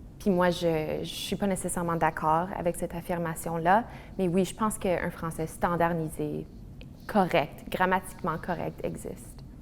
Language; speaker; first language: French; native; French